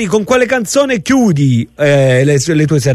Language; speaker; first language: Italian; native; Italian